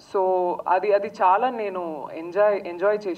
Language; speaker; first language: Telugu; non-native, learner; Tamil